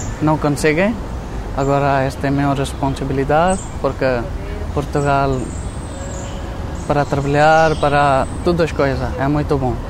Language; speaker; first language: Portuguese; non-native, learner; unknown